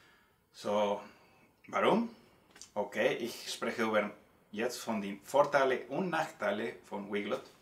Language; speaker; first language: German; non-native, learner; Spanish